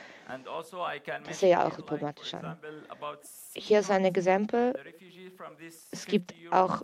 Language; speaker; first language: German; non-native, learner; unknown